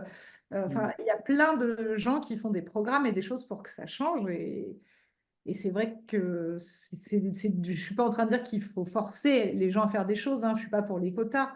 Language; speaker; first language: French; native; French